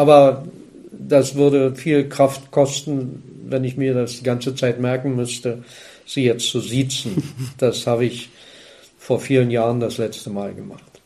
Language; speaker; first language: German; native; German